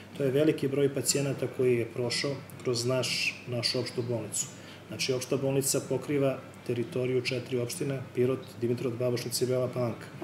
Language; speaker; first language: Serbian; native; Serbian